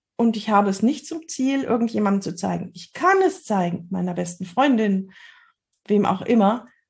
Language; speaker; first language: German; native; German